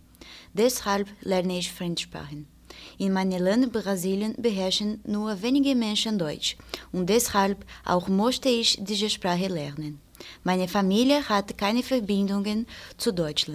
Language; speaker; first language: German; non-native, fluent; Portuguese